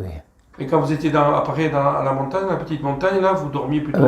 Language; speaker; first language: French; native; French